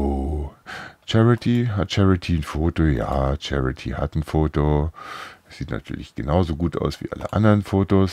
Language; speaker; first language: German; native; German